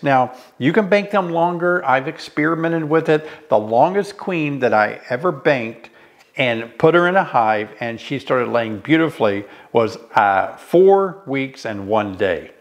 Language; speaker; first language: English; native; English